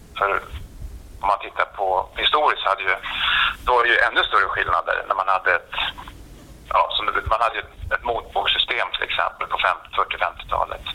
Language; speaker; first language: Swedish; native; Swedish